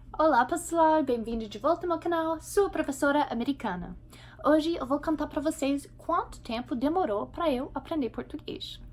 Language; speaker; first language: Portuguese; non-native, fluent; English